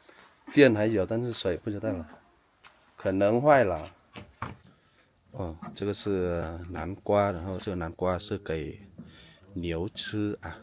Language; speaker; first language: Chinese; non-native, learner; Vietnamese